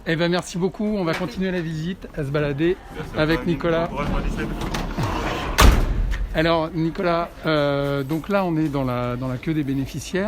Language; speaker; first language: French; native; French